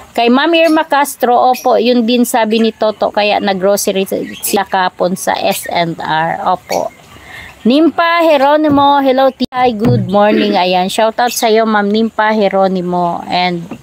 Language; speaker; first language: Filipino; non-native, local second language; Bikol